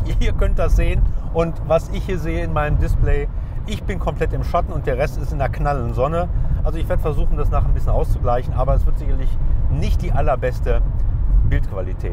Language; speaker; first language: German; native; German